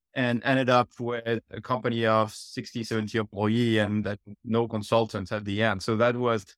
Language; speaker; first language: English; non-native, fluent; French